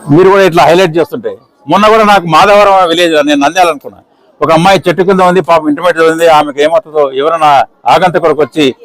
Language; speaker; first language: Telugu; non-native, local second language; Urdu